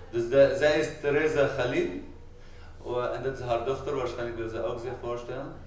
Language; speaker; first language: Dutch; non-native, fluent; Arabic